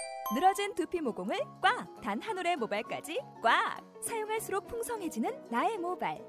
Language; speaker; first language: Korean; native; Korean